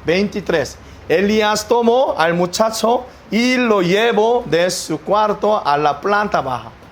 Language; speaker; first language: Spanish; non-native, learner; Korean